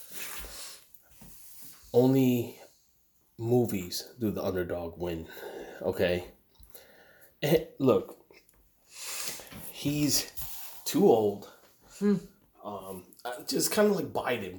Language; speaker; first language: English; native; English